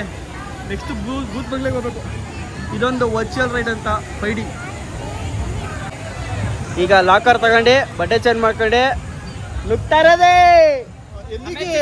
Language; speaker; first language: Kannada; native; Kannada